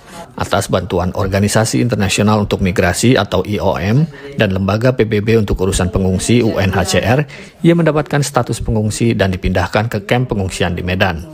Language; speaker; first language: Indonesian; native; Indonesian